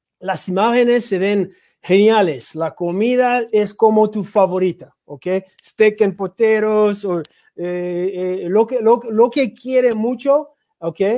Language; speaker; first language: Spanish; non-native, learner; English